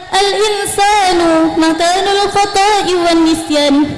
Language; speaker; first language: Arabic; non-native, learner; Indonesian